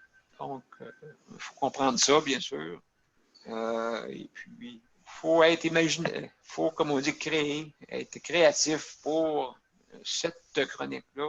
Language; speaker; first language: French; native; French